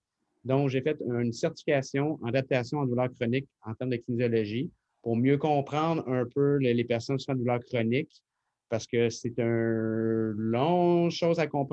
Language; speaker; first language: French; native; French